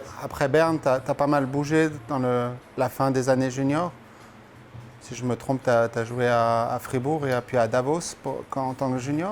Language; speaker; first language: French; native; French